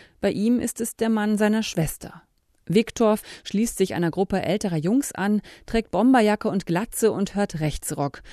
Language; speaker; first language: German; native; German